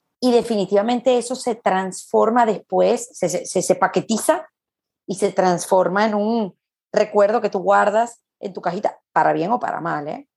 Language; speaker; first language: Spanish; native; Spanish